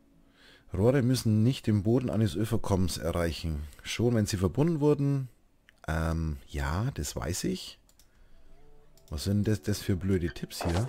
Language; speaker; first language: German; native; German